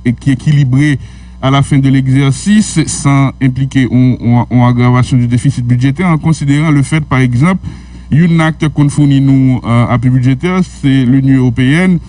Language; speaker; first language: French; non-native, local second language; Haitian Creole